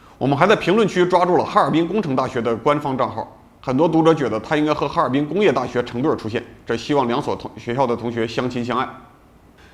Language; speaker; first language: Chinese; native; Chinese